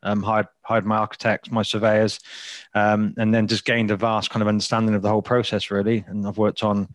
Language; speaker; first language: English; native; English